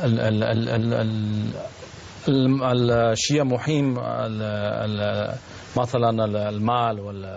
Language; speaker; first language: Arabic; non-native, learner; Spanish